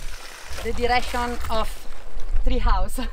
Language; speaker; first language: English; non-native, learner; Italian